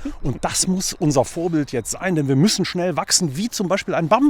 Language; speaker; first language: German; native; German